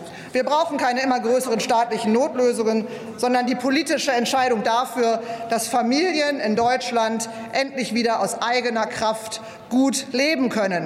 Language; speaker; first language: German; native; German